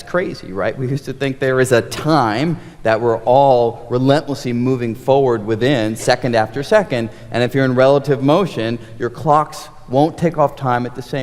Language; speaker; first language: English; native; English